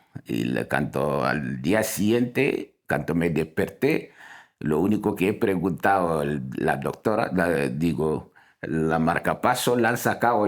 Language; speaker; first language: Spanish; non-native, fluent; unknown